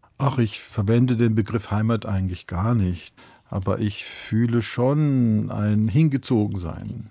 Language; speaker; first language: German; early bilingual, other home language; Italian